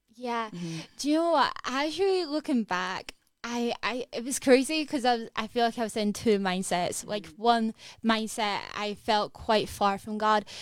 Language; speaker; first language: English; native; English